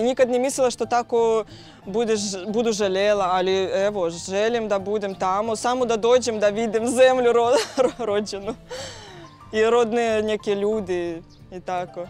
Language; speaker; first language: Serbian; non-native, learner; Russian